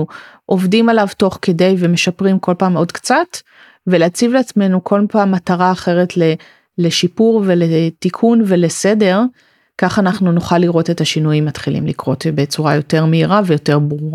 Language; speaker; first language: Hebrew; native; Hebrew